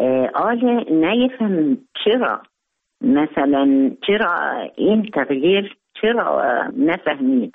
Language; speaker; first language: Persian; non-native, fluent; Arabic